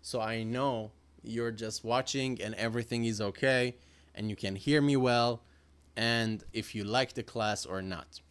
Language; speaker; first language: English; non-native, fluent; Persian